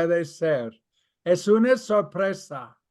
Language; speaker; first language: Spanish; non-native, fluent; English